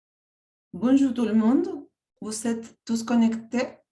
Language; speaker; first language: French; non-native, fluent; Spanish